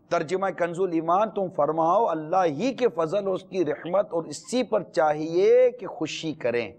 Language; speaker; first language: Urdu; native; Urdu